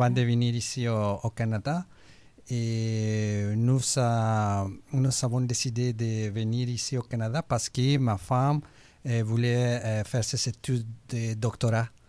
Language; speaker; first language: French; non-native, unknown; Spanish